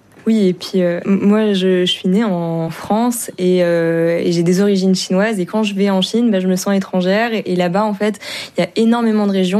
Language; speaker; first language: French; early bilingual, other home language; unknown